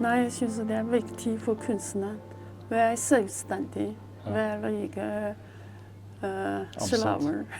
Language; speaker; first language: Norwegian; non-native, learner; Chinese